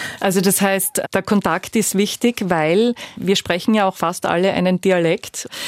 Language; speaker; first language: German; native; German